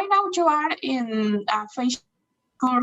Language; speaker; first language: English; non-native, learner; Spanish